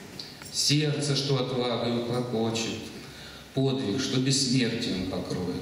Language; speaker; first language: Russian; native; Russian